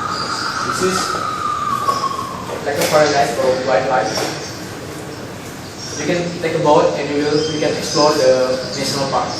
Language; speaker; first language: English; non-native, local second language; Indonesian